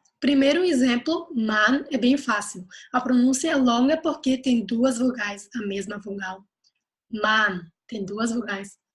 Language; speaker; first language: Portuguese; non-native, fluent; Dutch